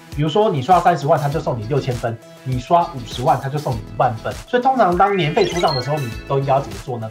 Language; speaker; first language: Chinese; native; Chinese